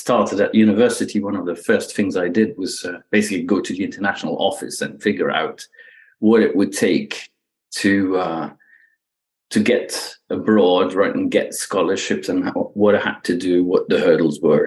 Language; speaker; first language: English; non-native, fluent; Dutch